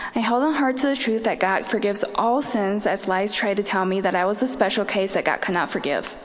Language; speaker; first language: English; early bilingual, other home language; Chinese